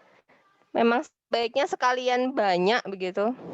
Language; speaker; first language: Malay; non-native, local second language; Javanese